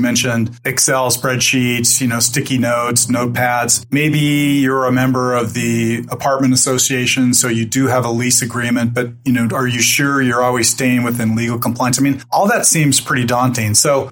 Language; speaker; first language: English; native; English